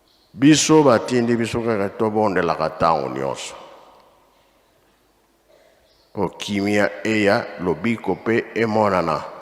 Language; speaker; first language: Lingala; non-native, local second language; Kongo